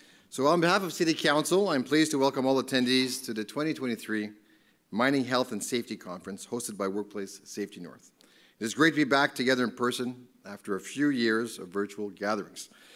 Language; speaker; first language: English; native; English